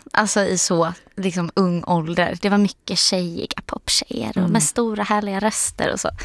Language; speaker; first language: Swedish; native; Swedish